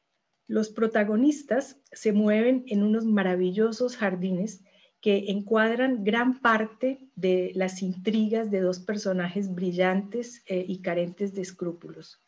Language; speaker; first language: Spanish; native; Spanish